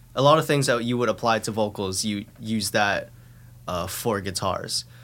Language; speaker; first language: English; non-native, fluent; Thai